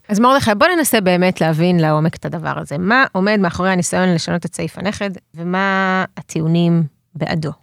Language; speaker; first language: Hebrew; early bilingual, other home language; Russian